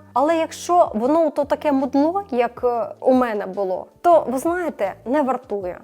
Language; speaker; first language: Ukrainian; non-native, local second language; Russian